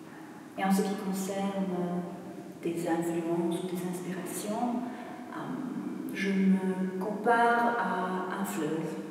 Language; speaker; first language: French; non-native, fluent; Polish